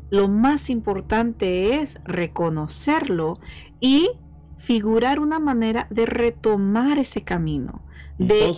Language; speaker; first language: Spanish; early bilingual, heritage; Spanish